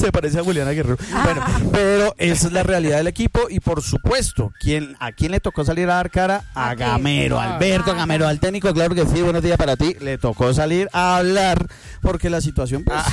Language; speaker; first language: Spanish; native; Spanish